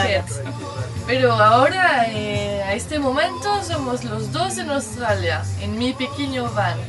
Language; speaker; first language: Spanish; non-native, learner; French